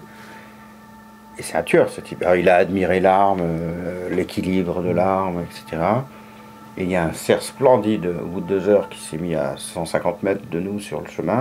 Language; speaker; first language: French; native; French